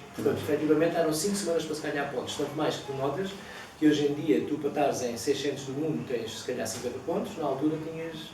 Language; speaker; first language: Portuguese; native; Portuguese